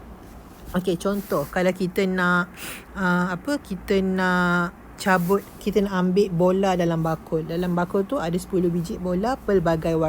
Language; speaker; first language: Malay; native; Malay